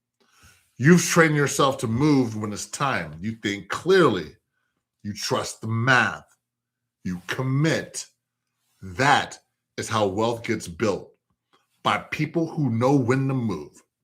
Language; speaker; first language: English; native; English